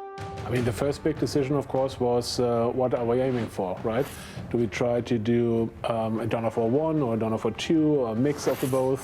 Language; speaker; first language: English; non-native, fluent; German